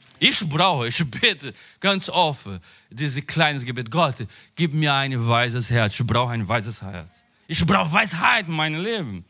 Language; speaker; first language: German; non-native, learner; Portuguese